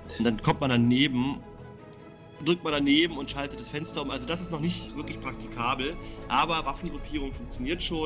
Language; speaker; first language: German; native; German